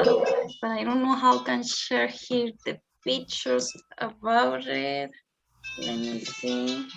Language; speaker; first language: English; non-native, learner; Spanish